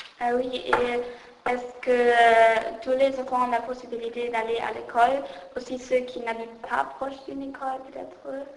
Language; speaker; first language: French; non-native, learner; German